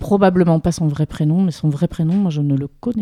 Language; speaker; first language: French; native; French